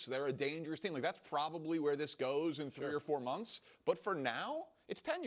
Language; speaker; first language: English; native; English